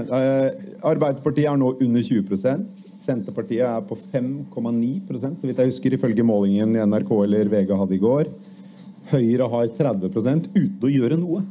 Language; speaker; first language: Norwegian; native; Norwegian